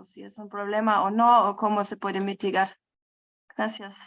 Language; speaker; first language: Spanish; non-native, fluent; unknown